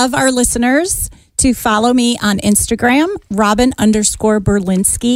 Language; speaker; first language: English; native; English